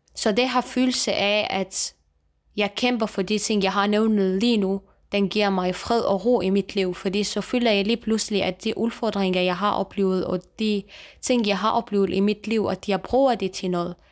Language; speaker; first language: Danish; non-native, fluent; Arabic